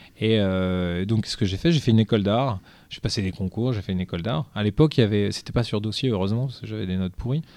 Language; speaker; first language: French; early bilingual, other home language; Portuguese